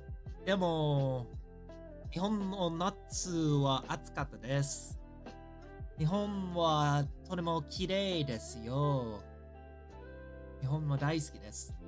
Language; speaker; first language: Japanese; non-native, learner; English